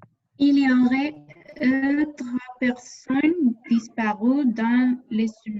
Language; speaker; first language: French; non-native, learner; Spanish